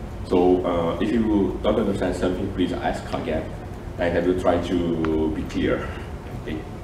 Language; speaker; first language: English; non-native, fluent; Portuguese